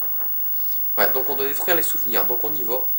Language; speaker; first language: French; native; French